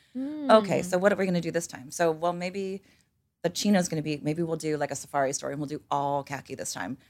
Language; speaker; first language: English; native; English